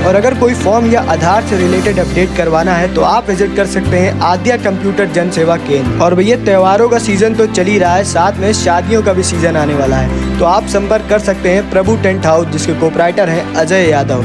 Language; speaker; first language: Hindi; native; Hindi